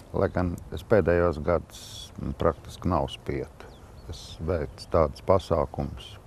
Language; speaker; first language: Latvian; native; Latvian